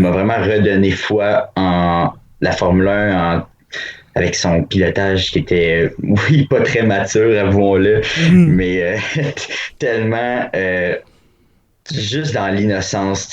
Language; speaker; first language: French; native; French